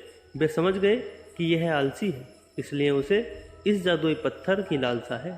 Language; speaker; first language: Hindi; native; Hindi